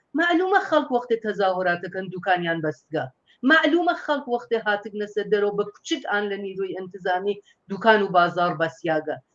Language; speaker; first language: Central Kurdish; non-native, local second language; Persian